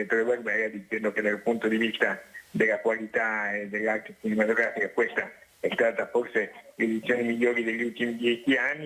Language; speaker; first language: Italian; native; Italian